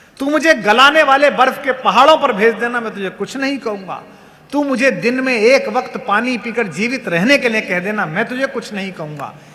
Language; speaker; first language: Hindi; native; Hindi